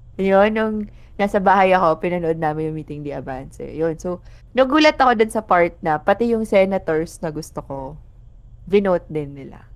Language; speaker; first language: Filipino; non-native, local second language; Bikol